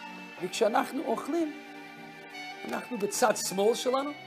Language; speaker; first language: Hebrew; non-native, fluent; Russian